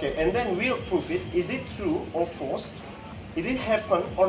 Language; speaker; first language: English; non-native, learner; Indonesian